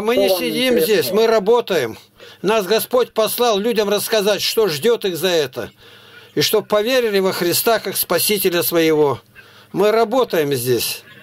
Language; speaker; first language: Russian; native; Russian